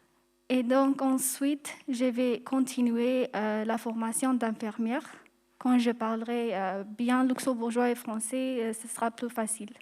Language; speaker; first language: French; non-native, fluent; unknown